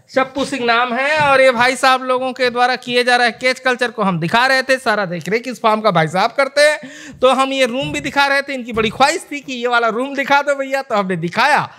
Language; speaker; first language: Hindi; native; Hindi